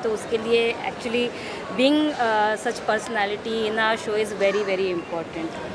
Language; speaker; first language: Hindi; native; Hindi